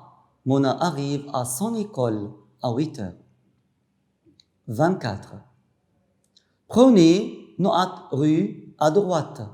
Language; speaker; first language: French; non-native, fluent; Arabic